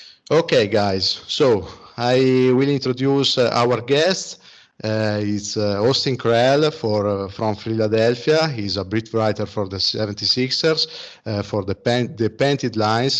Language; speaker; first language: English; non-native, learner; Italian